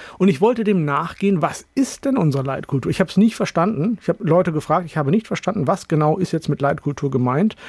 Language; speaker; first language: German; early bilingual, other home language; Urdu